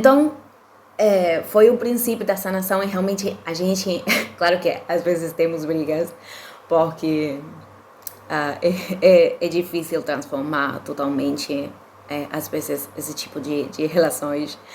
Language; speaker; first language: Portuguese; non-native, fluent; Spanish